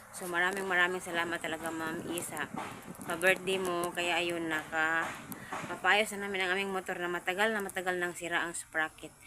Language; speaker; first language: Filipino; non-native, local second language; Cebuano